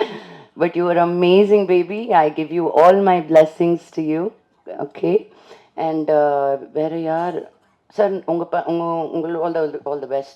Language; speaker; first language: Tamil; non-native, local second language; Telugu